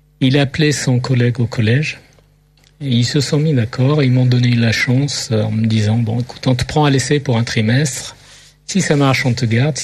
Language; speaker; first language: French; early bilingual, other home language; Arabic